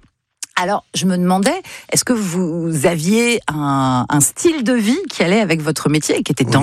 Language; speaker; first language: French; native; French